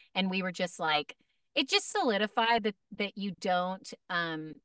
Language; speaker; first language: English; native; English